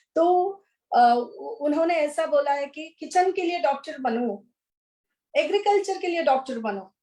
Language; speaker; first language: Hindi; non-native, local second language; Kannada